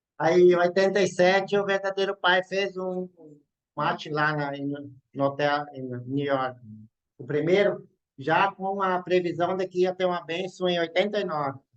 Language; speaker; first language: Portuguese; native; Portuguese